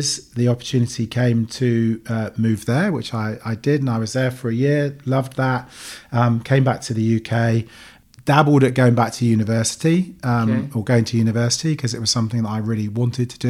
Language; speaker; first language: English; native; English